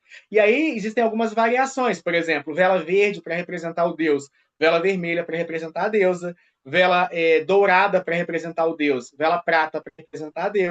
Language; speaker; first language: Portuguese; native; Portuguese